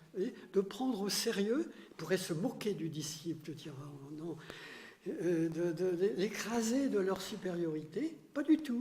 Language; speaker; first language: French; native; French